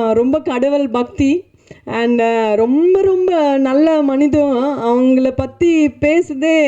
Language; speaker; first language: Tamil; non-native, fluent; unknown